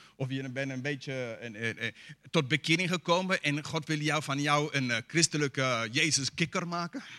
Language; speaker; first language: Dutch; non-native, fluent; English